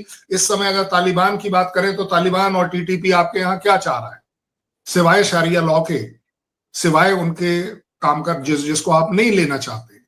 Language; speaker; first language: Hindi; native; Hindi